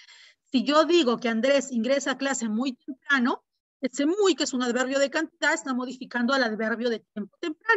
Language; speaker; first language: Spanish; native; Spanish